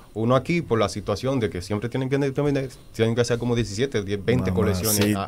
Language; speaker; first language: Spanish; native; Spanish